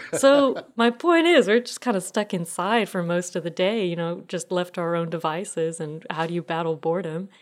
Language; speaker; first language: English; early bilingual, other home language; Italian